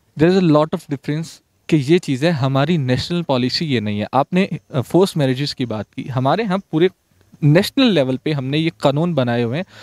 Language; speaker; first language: Urdu; native; Urdu